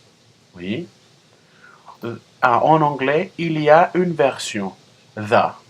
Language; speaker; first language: French; non-native, fluent; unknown